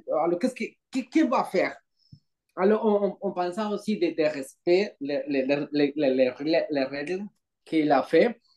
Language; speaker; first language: French; non-native, learner; Spanish